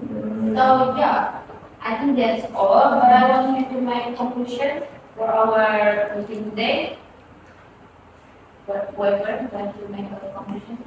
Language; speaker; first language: English; non-native, fluent; Indonesian